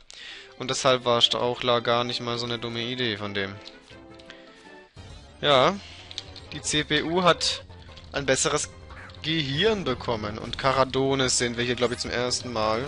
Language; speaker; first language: German; native; German